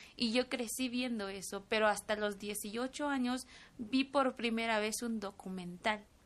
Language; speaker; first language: Spanish; non-native, local second language; Tzotzil